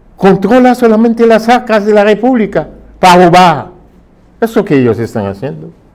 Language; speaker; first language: Spanish; non-native, fluent; Haitian Creole